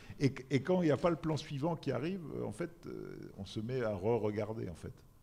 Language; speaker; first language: French; native; French